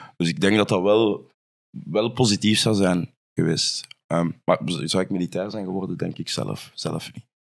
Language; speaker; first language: Dutch; early bilingual, other home language; Rundi